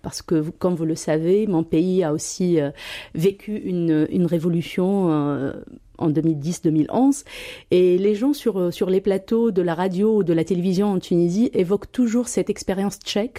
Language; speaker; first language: French; non-native, local second language; Arabic